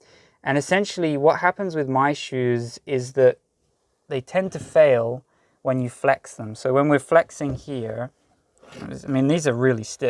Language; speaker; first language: English; native; English